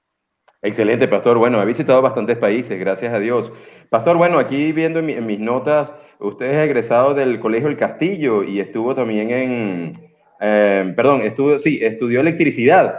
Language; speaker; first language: Spanish; native; Spanish